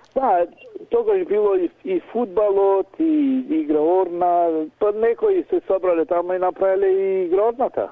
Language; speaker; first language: Macedonian; native; Macedonian